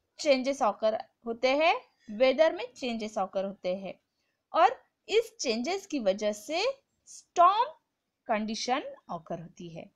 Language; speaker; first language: Hindi; non-native, local second language; Marathi